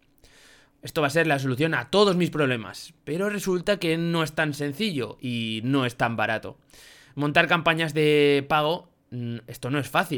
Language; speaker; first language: Spanish; native; Spanish